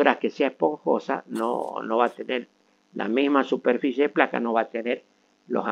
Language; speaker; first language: Spanish; native; Spanish